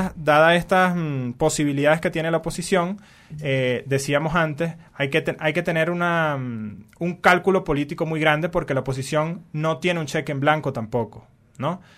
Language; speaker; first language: Spanish; native; Spanish